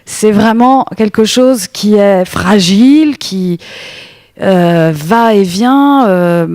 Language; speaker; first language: French; native; French